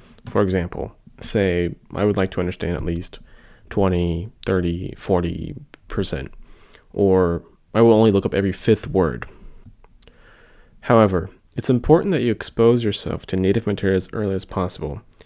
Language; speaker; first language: English; native; English